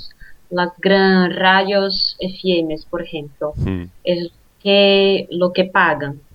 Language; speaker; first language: Spanish; non-native, fluent; Portuguese